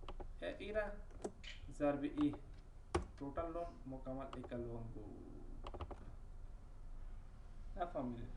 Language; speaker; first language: Persian; non-native, local second language; Pashto